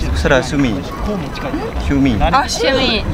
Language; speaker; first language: Japanese; non-native, learner; Indonesian